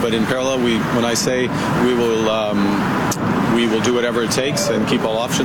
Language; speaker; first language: English; native; English